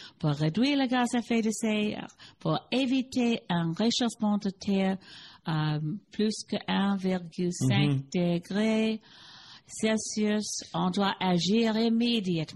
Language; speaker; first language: French; non-native, learner; English